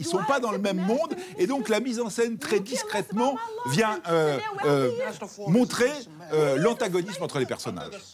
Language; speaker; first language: French; native; French